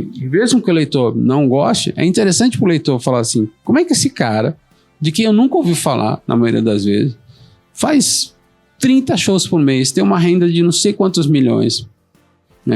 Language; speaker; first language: Portuguese; native; Portuguese